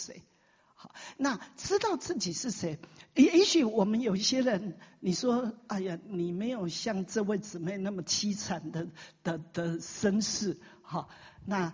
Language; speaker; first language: Chinese; native; Chinese